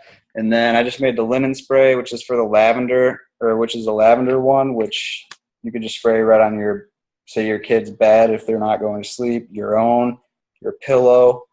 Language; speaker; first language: English; native; English